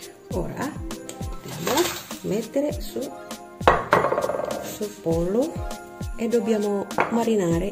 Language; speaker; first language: Italian; non-native, learner; Indonesian